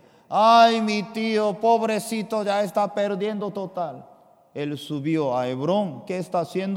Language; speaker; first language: Spanish; non-native, fluent; Korean